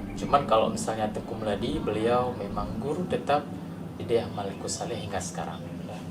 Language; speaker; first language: Indonesian; non-native, local second language; Achinese